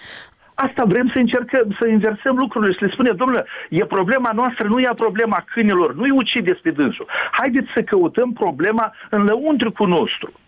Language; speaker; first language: Romanian; native; Romanian